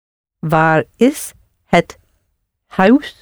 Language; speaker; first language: Dutch; non-native, learner; English